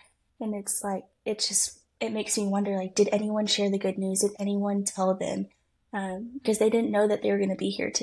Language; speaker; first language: English; native; English